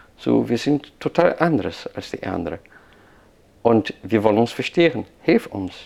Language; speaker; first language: German; non-native, fluent; Portuguese